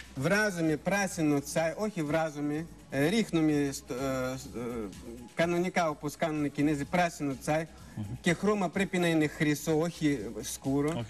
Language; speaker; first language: Greek; non-native, fluent; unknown